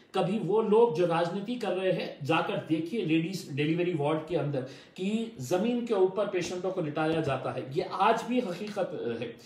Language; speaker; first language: Hindi; non-native, local second language; Urdu